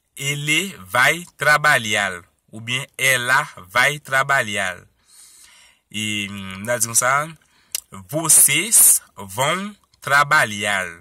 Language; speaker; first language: Portuguese; non-native, learner; Haitian Creole